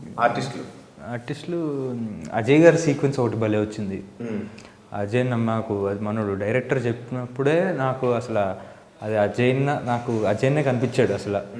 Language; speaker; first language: Telugu; native; Telugu